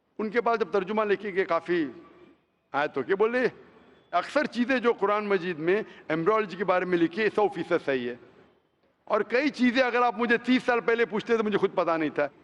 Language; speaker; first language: Hindi; non-native, local second language; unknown